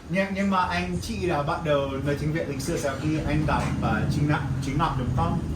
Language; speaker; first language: Vietnamese; non-native, learner; English